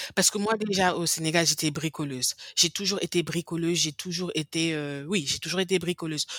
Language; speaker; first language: French; non-native, local second language; English